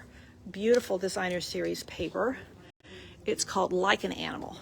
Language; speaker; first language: English; native; English